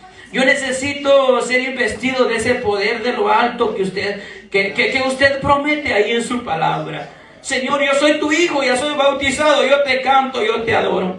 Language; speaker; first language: Spanish; native; Spanish